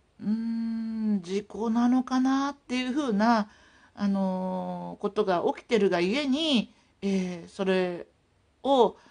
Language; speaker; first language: Japanese; native; Japanese